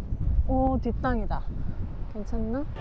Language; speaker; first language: Korean; native; Korean